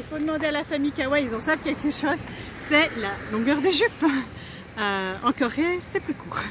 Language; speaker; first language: French; native; French